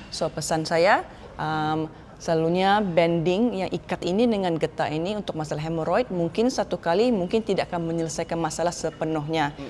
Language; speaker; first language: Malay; native; Malay